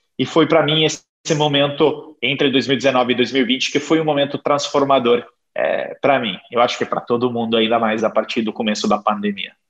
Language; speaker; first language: Portuguese; non-native, fluent; Italian